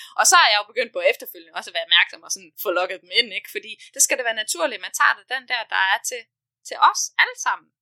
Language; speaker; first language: Danish; native; Danish